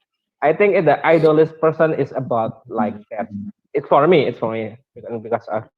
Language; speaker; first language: English; non-native, learner; Indonesian